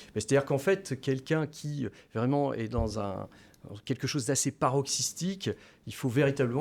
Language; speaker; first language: French; native; French